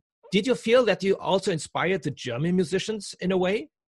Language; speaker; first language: English; non-native, fluent; German